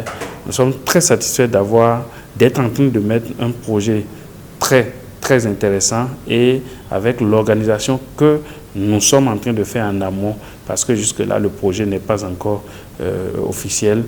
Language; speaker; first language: French; native; French